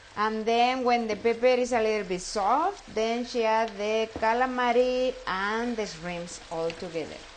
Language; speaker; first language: English; non-native, fluent; Spanish